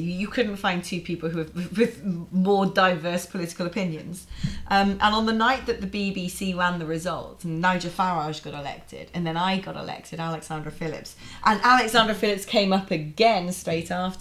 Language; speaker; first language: English; native; English